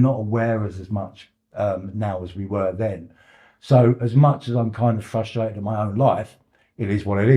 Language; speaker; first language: English; native; English